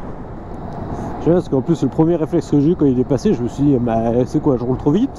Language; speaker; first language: French; native; French